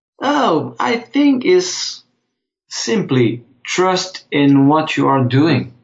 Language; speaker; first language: English; non-native, fluent; French